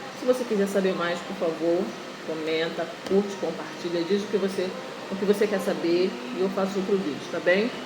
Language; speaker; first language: Portuguese; native; Portuguese